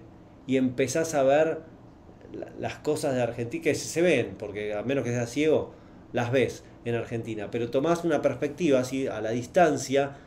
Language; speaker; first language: Spanish; native; Spanish